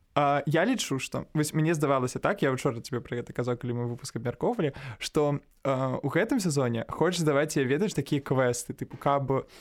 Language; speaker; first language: Belarusian; native; Belarusian